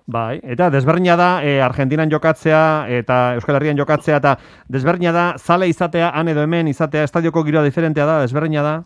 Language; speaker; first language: Basque; native; Basque